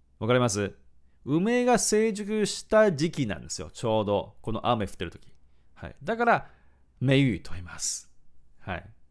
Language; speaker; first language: Japanese; non-native, fluent; Chinese